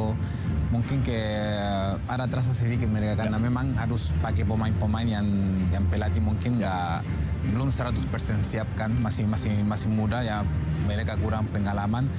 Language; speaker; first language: Indonesian; non-native, fluent; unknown